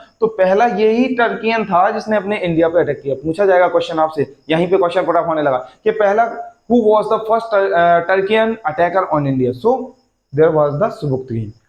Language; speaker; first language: Hindi; native; Hindi